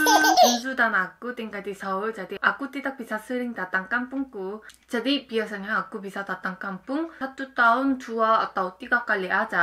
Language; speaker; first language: Indonesian; non-native, fluent; Korean